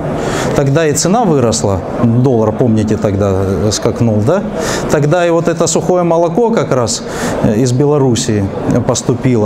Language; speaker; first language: Russian; native; Russian